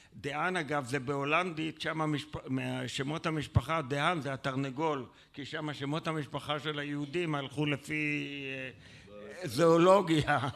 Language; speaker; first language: Hebrew; native; Hebrew